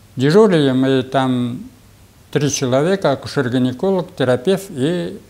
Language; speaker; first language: Russian; non-native, local second language; Bashkir